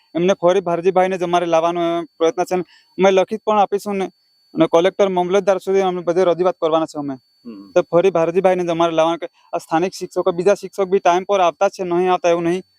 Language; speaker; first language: Gujarati; non-native, local second language; Vasavi